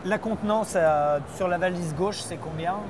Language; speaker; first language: French; native; French